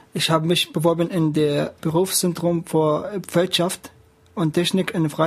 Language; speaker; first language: German; non-native, learner; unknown